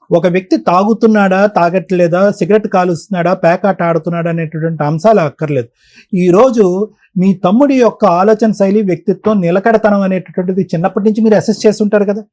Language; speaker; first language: Telugu; native; Telugu